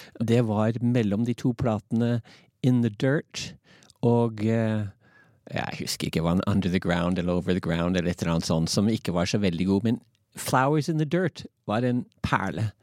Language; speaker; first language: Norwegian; early bilingual, other home language; English